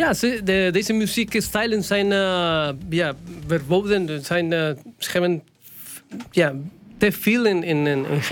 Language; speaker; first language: Dutch; non-native, learner; Spanish